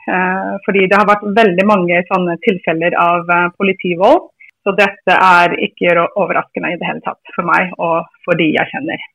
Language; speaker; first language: Norwegian; non-native, fluent; English